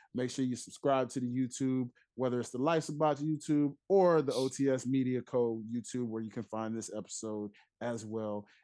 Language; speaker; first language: English; native; English